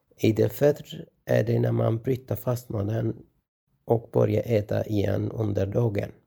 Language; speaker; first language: Swedish; non-native, learner; Arabic